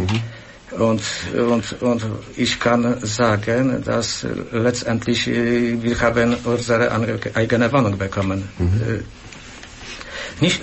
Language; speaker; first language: German; non-native, learner; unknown